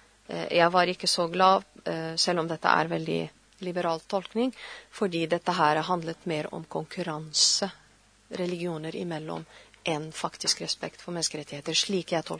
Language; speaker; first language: Norwegian; non-native, fluent; Arabic